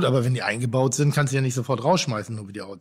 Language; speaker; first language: German; native; German